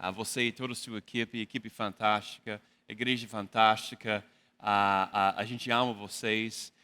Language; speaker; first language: Portuguese; non-native, fluent; English